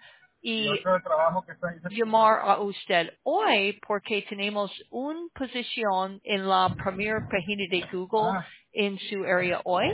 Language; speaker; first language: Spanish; non-native, learner; English